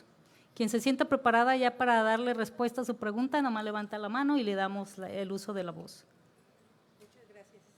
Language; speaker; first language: Spanish; native; Spanish